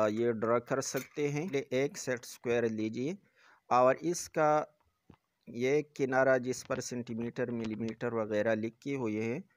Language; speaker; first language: Urdu; non-native, local second language; Pashto